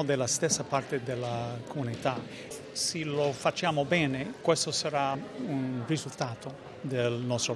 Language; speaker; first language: Italian; non-native, fluent; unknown